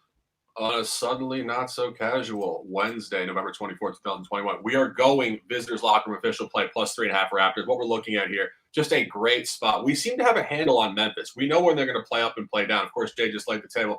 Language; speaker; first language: English; native; English